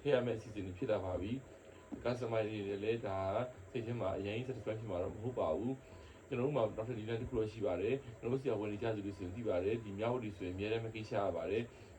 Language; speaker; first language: Burmese; native; Burmese